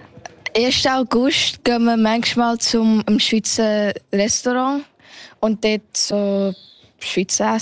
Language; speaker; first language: German; early bilingual, heritage; German